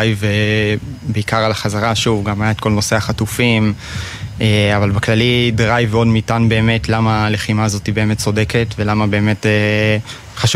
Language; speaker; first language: Hebrew; native; Hebrew